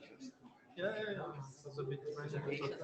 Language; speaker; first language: English; non-native, fluent; French